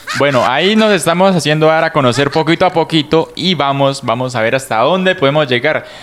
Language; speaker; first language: Spanish; native; Spanish